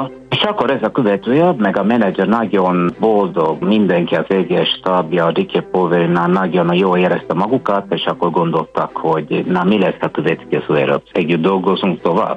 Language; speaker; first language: Hungarian; non-native, fluent; Italian